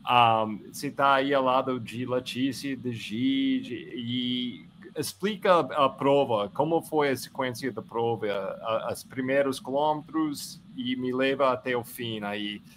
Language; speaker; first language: Portuguese; non-native, fluent; English